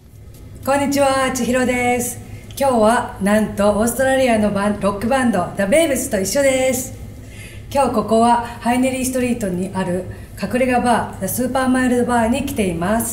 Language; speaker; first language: Japanese; native; Japanese